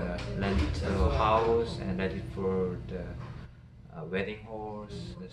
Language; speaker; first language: English; non-native, learner; Korean